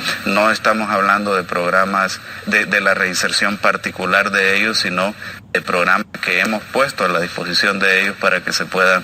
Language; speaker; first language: Spanish; native; Spanish